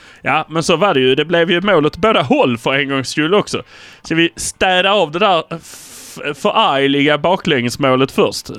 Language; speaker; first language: Swedish; native; Swedish